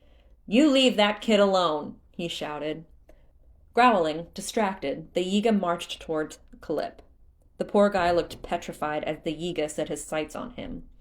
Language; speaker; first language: English; native; English